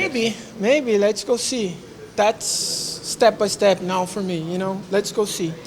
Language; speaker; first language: English; non-native, learner; Portuguese